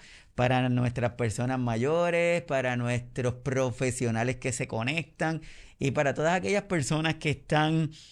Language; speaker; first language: Spanish; native; Spanish